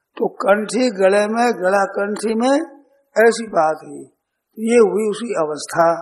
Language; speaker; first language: Hindi; native; Hindi